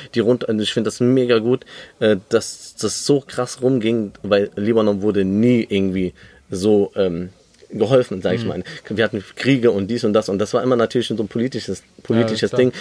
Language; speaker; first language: German; native; German